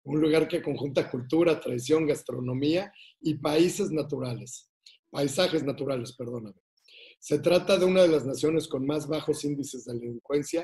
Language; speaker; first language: Spanish; native; Spanish